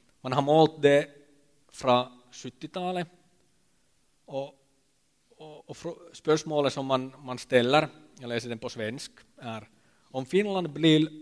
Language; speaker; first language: Swedish; non-native, local second language; Finnish